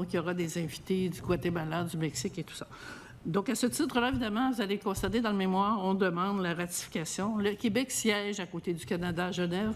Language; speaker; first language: French; native; French